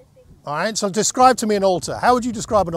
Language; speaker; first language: English; native; English